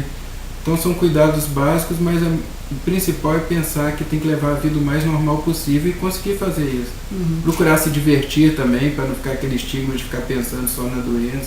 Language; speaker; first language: Portuguese; native; Portuguese